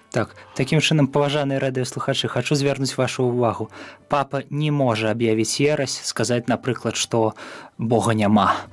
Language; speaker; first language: Belarusian; native; Belarusian